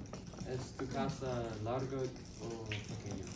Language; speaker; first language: Spanish; non-native, learner; English